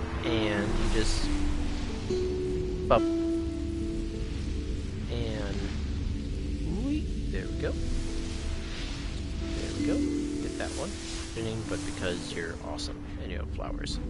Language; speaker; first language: English; native; English